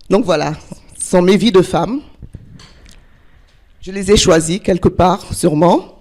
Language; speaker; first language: French; native; French